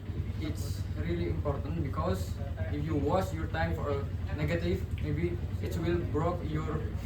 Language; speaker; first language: English; non-native, learner; Indonesian